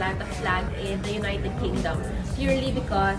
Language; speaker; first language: English; non-native, local second language; Cebuano